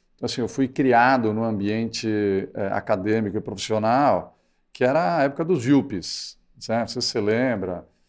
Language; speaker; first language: Portuguese; early bilingual, other home language; Spanish